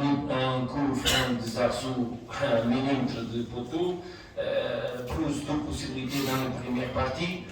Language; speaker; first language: French; non-native, fluent; Portuguese